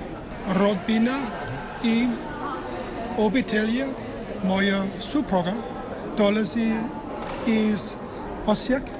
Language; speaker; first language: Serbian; non-native, learner; English